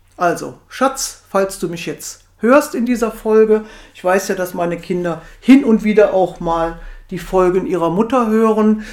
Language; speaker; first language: German; native; German